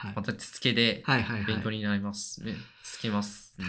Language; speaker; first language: Japanese; non-native, learner; Chinese